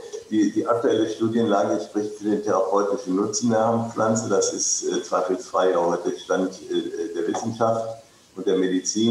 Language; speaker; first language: German; native; German